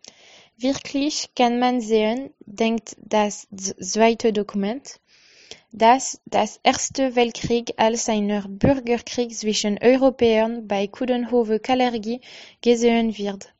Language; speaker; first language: German; non-native, learner; French